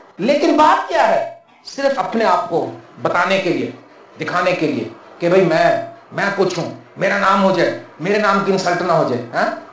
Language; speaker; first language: Urdu; non-native, local second language; Punjabi